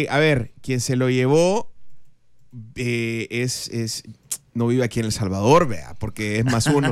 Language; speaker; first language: Spanish; native; Spanish